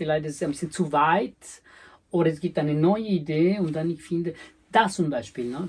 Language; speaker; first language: German; non-native, learner; Spanish